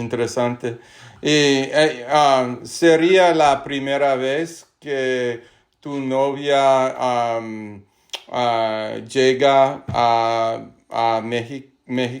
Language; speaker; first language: Spanish; non-native, learner; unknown